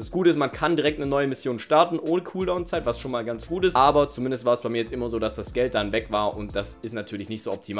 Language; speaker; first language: German; native; German